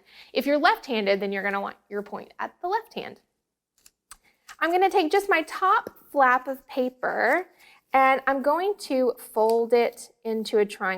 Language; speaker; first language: English; native; English